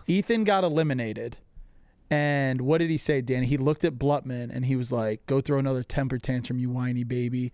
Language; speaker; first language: English; native; English